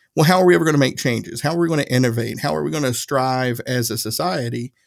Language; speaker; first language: English; native; English